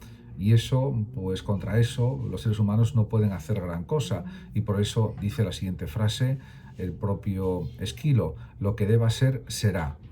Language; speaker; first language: Spanish; native; Spanish